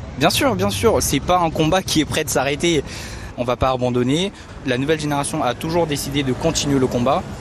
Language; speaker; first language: French; early bilingual, other home language; Tibetan